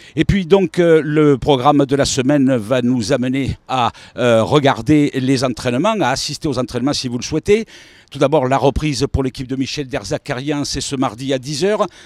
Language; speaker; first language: French; native; French